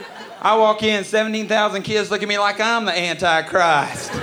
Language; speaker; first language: English; native; English